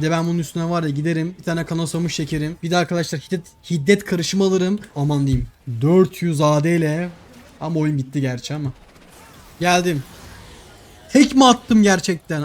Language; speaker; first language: Turkish; native; Turkish